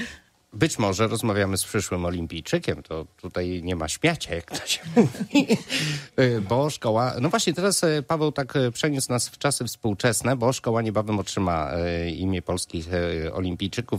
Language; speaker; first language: Polish; native; Polish